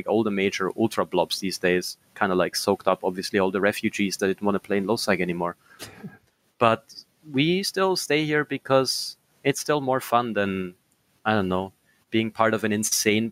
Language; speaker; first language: English; non-native, fluent; German